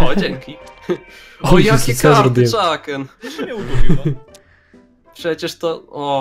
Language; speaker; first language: Polish; native; Polish